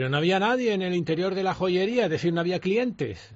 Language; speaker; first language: Spanish; native; Spanish